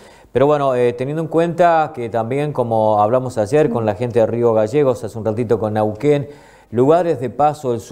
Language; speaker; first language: Spanish; native; Spanish